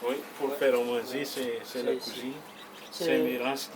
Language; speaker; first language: French; non-native, local second language; Malagasy